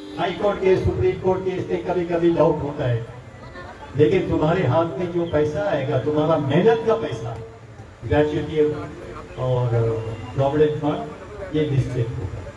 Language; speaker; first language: Hindi; non-native, local second language; Marathi